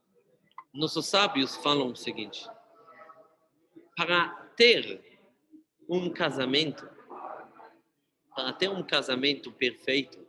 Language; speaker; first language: Portuguese; non-native, fluent; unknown